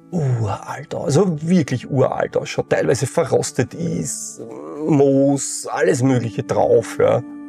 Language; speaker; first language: German; native; German